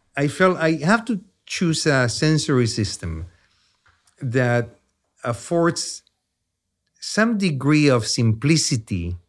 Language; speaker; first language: English; non-native, fluent; Spanish